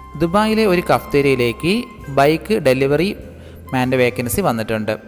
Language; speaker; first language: Malayalam; native; Malayalam